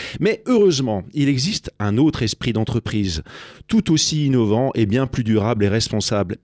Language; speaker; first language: French; native; French